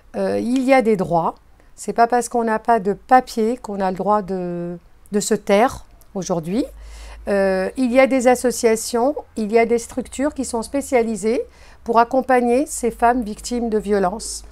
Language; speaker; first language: French; native; French